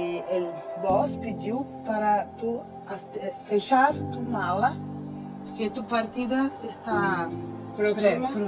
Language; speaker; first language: Spanish; non-native, learner; Portuguese